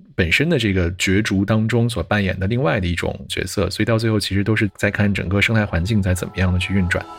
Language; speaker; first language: Chinese; native; Chinese